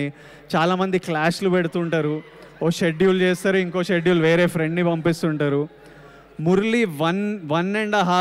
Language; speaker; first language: Telugu; native; Telugu